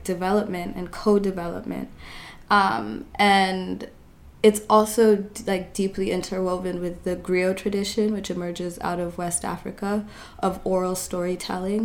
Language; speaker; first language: English; native; English